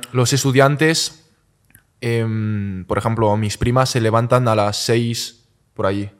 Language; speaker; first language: Spanish; early bilingual, other home language; Chinese